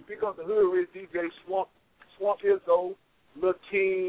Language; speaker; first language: English; native; English